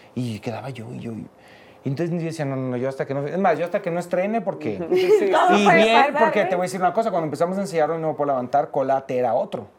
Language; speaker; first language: Spanish; native; Spanish